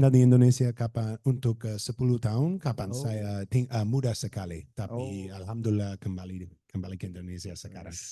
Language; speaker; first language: Indonesian; non-native, learner; English